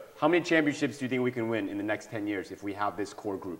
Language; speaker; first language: English; early bilingual, other home language; Chinese